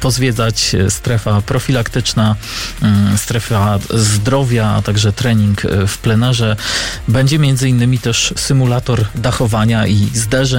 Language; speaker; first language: Polish; native; Polish